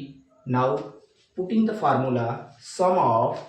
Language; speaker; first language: English; non-native, local second language; Hindi